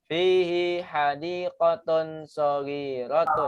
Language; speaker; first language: Arabic; non-native, fluent; Indonesian